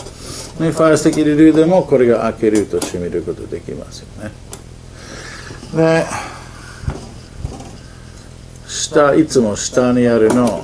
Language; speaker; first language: Japanese; non-native, fluent; English